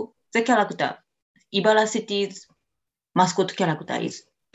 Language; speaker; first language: English; non-native, learner; Japanese